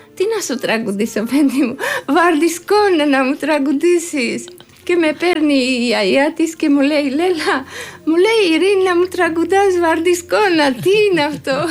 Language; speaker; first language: Greek; non-native, learner; Georgian